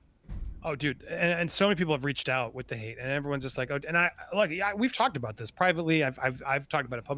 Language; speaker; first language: English; native; English